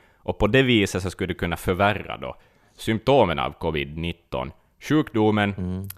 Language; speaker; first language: Swedish; native; Swedish